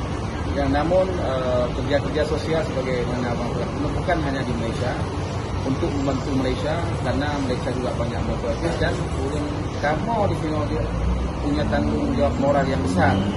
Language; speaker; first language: Indonesian; non-native, local second language; Achinese